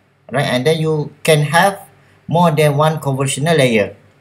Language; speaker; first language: English; non-native, local second language; Malay